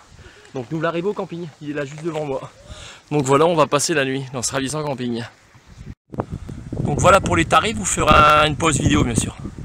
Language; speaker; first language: French; native; French